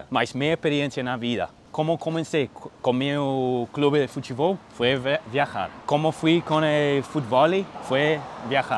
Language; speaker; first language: Portuguese; non-native, fluent; English